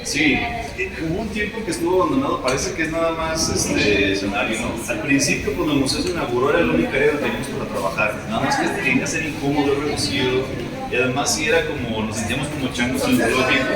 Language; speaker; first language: Spanish; native; Spanish